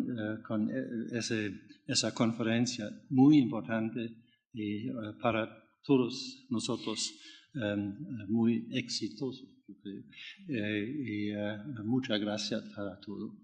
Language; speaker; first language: Spanish; non-native, learner; German